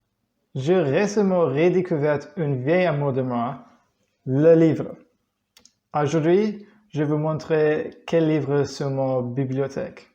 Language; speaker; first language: French; non-native, learner; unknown